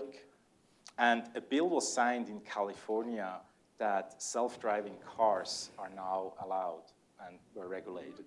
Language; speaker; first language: English; non-native, fluent; German